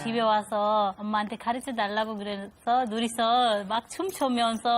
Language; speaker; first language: Korean; non-native, learner; Nepali